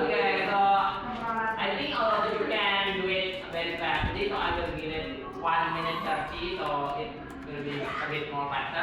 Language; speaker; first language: English; non-native, learner; Indonesian